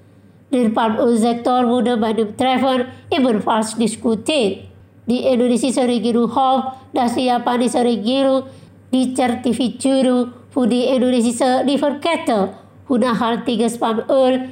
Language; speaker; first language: German; non-native, learner; Indonesian